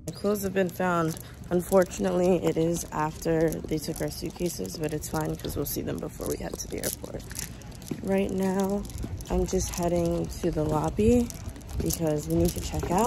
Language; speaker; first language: English; native; English